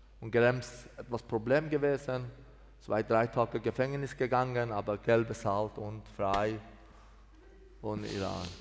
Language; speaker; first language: German; non-native, learner; Persian